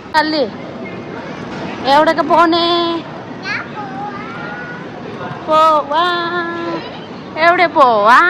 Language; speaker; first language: Malayalam; non-native, learner; Nepali